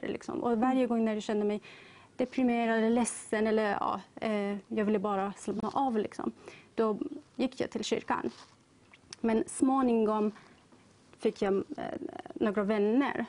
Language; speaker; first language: Swedish; non-native, learner; Persian